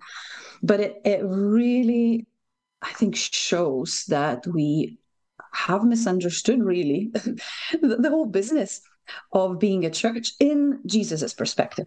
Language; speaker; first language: English; non-native, fluent; Lithuanian